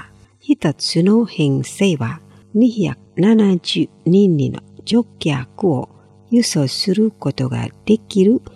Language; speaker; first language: Japanese; non-native, fluent; Indonesian